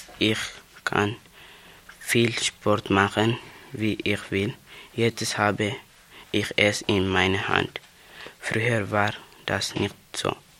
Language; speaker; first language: German; non-native, learner; Tigrinya